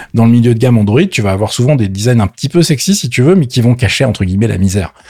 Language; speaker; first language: French; native; French